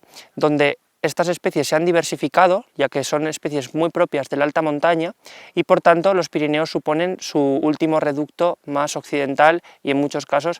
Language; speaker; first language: Spanish; native; Spanish